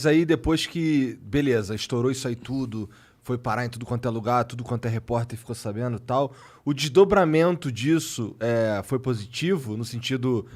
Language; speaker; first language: Portuguese; native; Portuguese